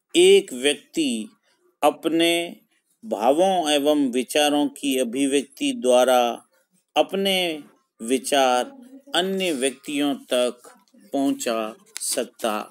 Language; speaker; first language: Hindi; native; Hindi